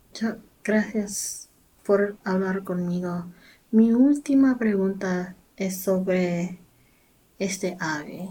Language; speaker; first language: Spanish; non-native, learner; English